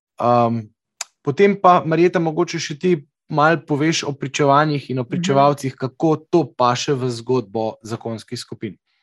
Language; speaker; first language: Slovenian; native; Slovenian